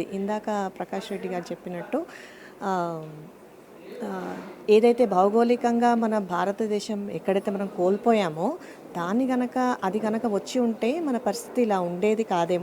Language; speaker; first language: Telugu; native; Telugu